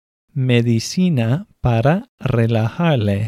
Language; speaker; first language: Spanish; non-native, fluent; English